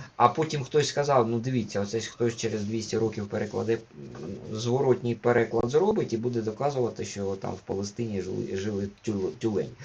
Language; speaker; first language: Ukrainian; non-native, local second language; Russian